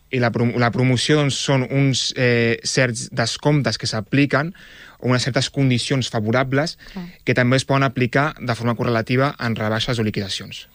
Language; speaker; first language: Catalan; early bilingual, other home language; Arabic